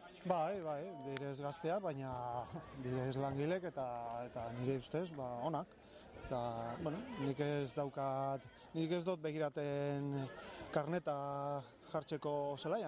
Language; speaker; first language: Basque; non-native, local second language; Spanish